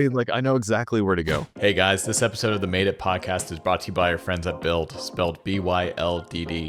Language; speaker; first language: English; native; English